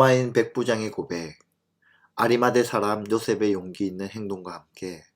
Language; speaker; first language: Korean; native; Korean